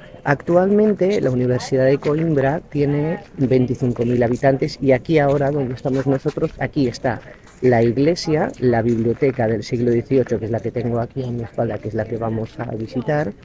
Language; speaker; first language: Spanish; native; Spanish